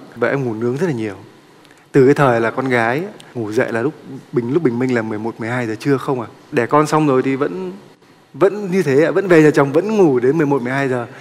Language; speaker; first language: Vietnamese; native; Vietnamese